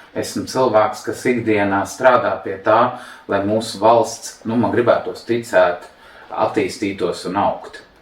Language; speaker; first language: Latvian; non-native, local second language; Russian